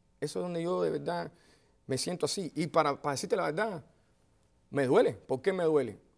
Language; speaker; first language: Spanish; early bilingual, heritage; Spanish